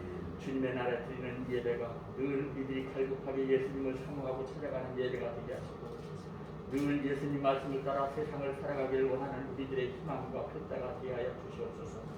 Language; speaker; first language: Korean; native; Korean